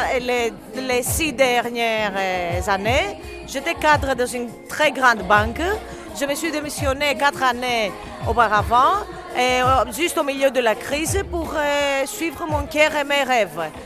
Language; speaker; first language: French; non-native, learner; Greek